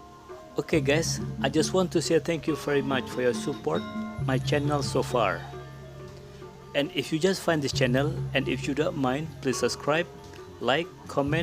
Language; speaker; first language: English; non-native, local second language; Indonesian